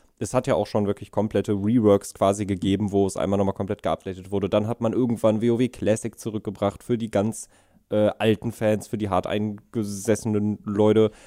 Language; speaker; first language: German; native; German